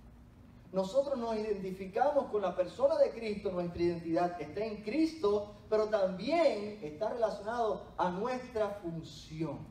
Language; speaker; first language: Spanish; native; Spanish